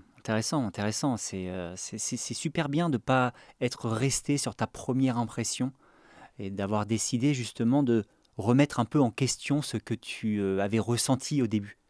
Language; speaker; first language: French; native; French